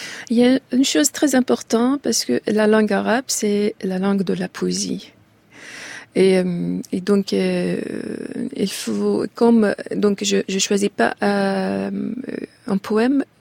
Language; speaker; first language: French; non-native, fluent; Arabic